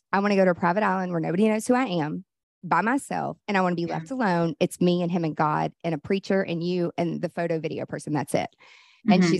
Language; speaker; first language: English; native; English